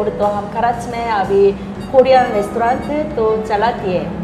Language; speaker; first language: Hindi; non-native, learner; Korean